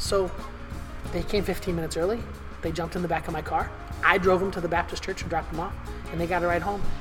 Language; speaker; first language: English; native; English